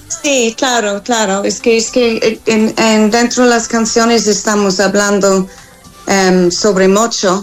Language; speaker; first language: Spanish; non-native, fluent; English